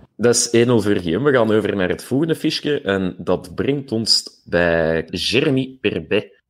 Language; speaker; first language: Dutch; native; Dutch